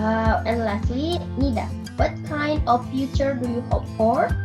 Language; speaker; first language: English; non-native, learner; Indonesian